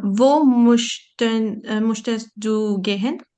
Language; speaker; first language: German; non-native, learner; Urdu